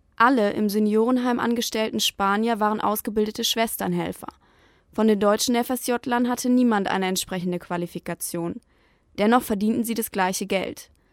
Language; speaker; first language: German; native; German